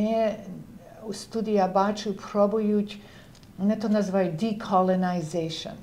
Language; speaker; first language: Ukrainian; early bilingual, heritage; Ukrainian